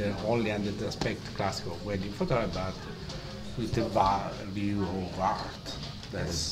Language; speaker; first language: English; non-native, learner; Italian